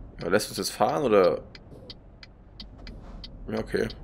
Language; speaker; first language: German; native; German